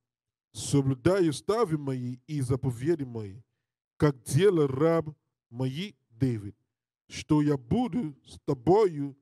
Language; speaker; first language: Russian; non-native, learner; English